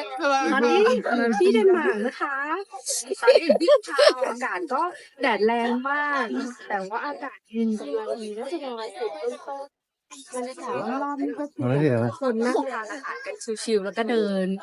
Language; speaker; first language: Thai; native; Thai